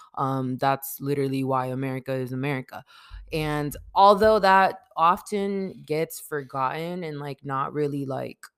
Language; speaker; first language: English; early bilingual, other home language; Spanish